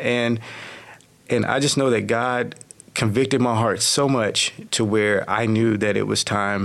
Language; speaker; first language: English; native; English